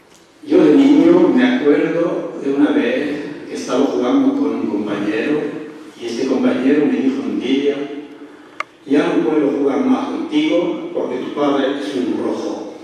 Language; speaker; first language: Spanish; early bilingual, heritage; French